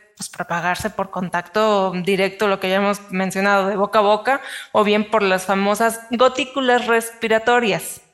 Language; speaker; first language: Spanish; native; Spanish